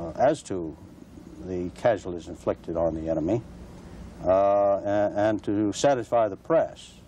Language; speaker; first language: English; native; English